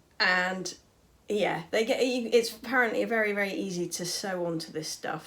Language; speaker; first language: English; native; English